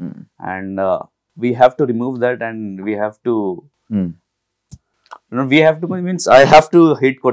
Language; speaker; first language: Telugu; non-native, learner; Hindi